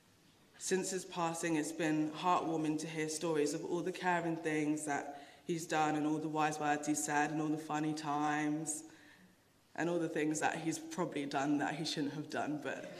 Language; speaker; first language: English; native; English